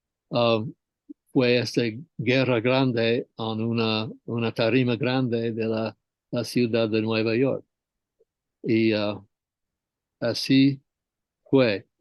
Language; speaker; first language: Spanish; non-native, fluent; English